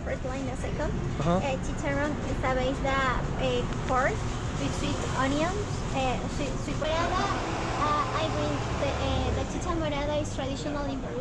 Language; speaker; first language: English; non-native, learner; Spanish